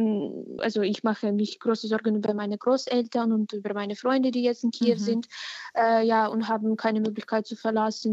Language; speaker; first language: German; non-native, fluent; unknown